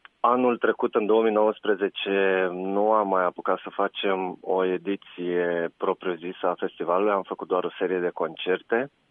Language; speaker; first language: Romanian; native; Romanian